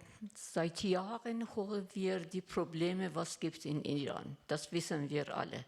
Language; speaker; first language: German; non-native, learner; Persian